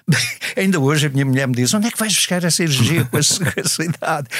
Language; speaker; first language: Portuguese; native; Portuguese